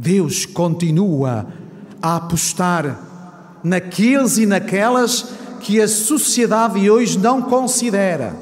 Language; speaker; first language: Portuguese; native; Portuguese